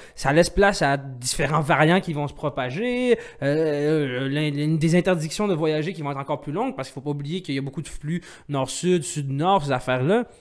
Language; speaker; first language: French; non-native, local second language; Arabic